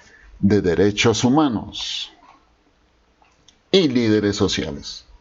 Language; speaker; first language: Spanish; native; Spanish